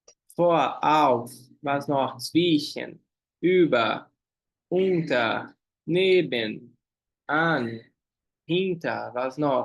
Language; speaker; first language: German; non-native, fluent; Portuguese